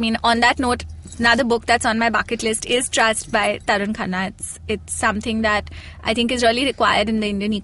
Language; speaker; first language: English; non-native, local second language; Hindi